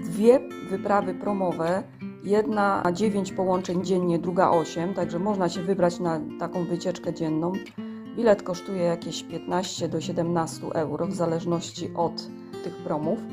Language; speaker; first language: Polish; native; Polish